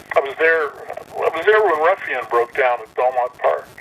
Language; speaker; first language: English; native; English